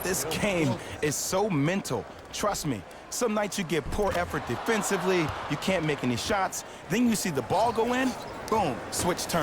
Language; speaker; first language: English; native; English